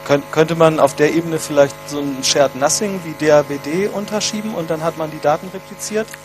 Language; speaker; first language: German; native; German